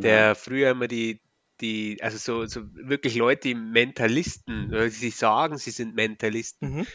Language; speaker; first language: German; native; German